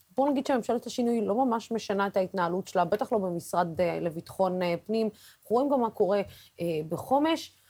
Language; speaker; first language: Hebrew; non-native, local second language; Arabic